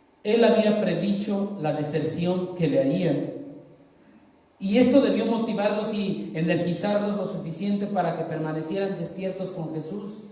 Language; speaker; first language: Spanish; native; Spanish